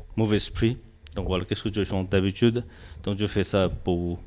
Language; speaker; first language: French; non-native, learner; Tibetan